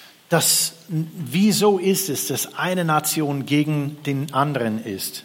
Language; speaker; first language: German; non-native, fluent; English